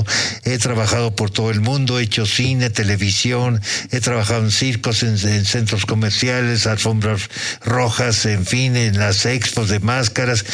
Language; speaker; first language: Spanish; native; Spanish